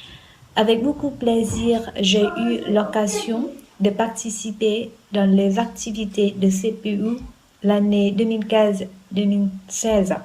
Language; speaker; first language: French; non-native, fluent; Vietnamese